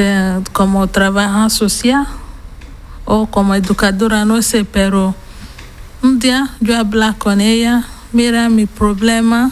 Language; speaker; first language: Spanish; non-native, learner; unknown